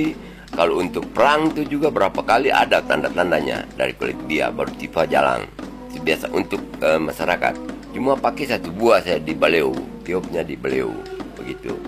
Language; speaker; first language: Indonesian; non-native, local second language; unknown